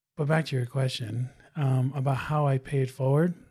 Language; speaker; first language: English; non-native, fluent; Tongan